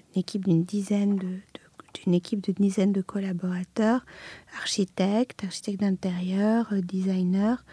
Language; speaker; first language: French; non-native, fluent; Serbian